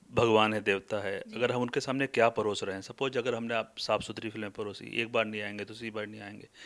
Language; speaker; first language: Hindi; non-native, local second language; Bhojpuri